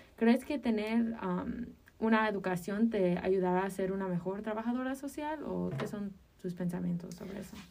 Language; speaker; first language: Spanish; early bilingual, heritage; Spanish